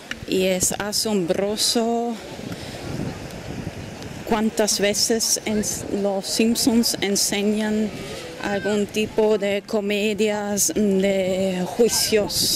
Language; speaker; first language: Spanish; non-native, fluent; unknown